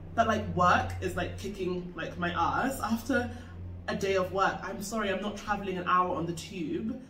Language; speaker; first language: English; native; English